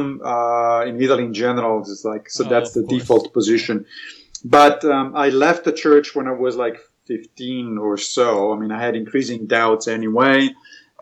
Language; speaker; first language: English; non-native, fluent; Italian